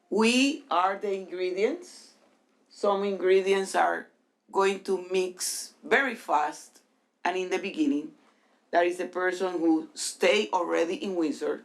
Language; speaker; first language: English; non-native, fluent; Spanish